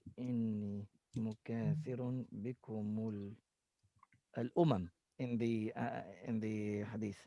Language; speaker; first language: Arabic; non-native, fluent; English